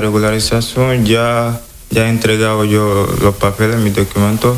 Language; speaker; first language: Spanish; non-native, learner; Wolof